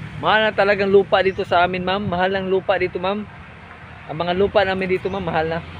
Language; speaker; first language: Filipino; non-native, local second language; Cebuano